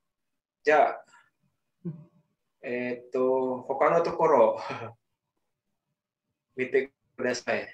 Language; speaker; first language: Japanese; non-native, learner; Indonesian